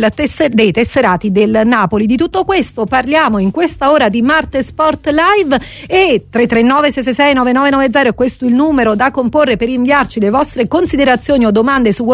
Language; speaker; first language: Italian; native; Italian